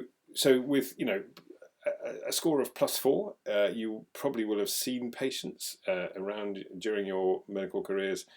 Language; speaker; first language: English; native; English